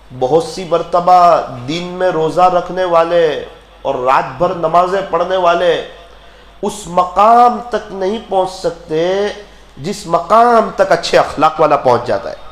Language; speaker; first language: Urdu; non-native, local second language; Gujarati